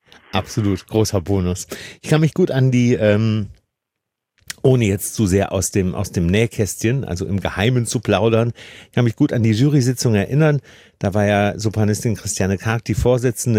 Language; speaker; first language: German; native; German